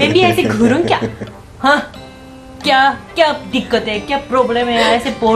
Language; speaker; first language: Hindi; non-native, fluent; Japanese